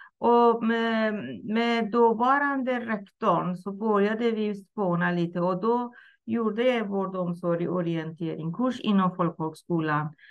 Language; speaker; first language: Swedish; non-native, fluent; Persian